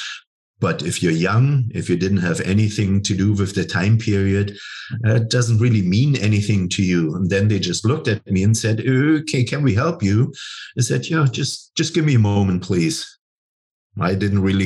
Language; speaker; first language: English; non-native, fluent; German